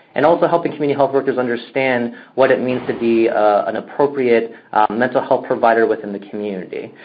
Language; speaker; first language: English; native; English